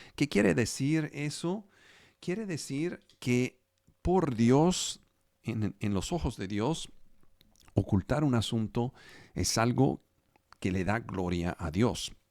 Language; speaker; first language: Spanish; non-native, fluent; Italian